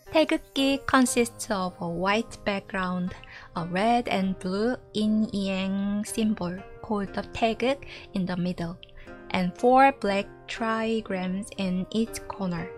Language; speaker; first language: English; non-native, fluent; Korean